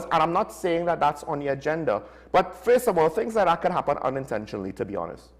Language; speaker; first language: English; native; English